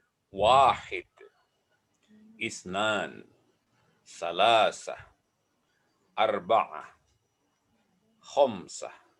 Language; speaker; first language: Arabic; non-native, learner; Indonesian